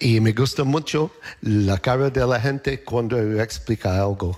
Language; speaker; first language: Spanish; non-native, learner; English